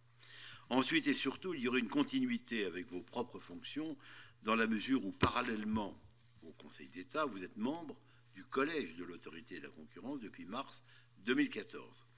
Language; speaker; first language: French; native; French